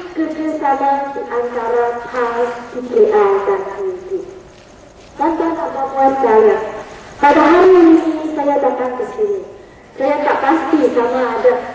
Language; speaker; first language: Malay; non-native, local second language; Chinese